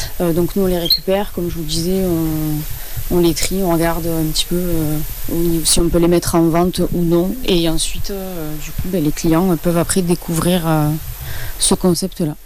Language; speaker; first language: French; native; French